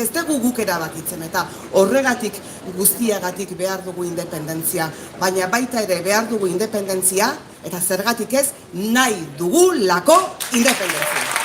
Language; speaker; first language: Basque; native; Basque